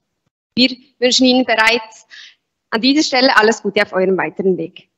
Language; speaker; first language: German; native; German